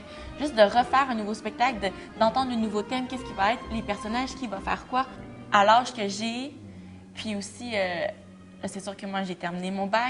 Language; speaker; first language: French; native; French